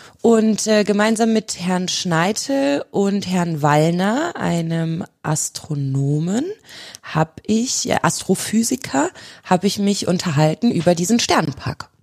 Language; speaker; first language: German; native; German